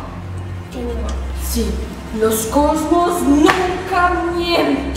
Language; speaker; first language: Spanish; non-native, learner; Portuguese